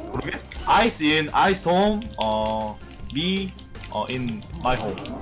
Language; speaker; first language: English; non-native, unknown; Korean